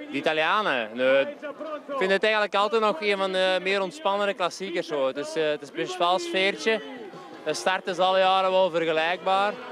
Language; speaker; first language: Dutch; native; Dutch